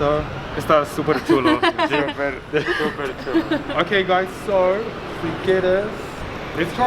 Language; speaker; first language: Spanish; non-native, learner; English